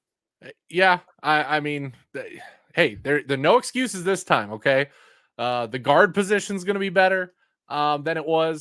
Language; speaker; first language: English; native; English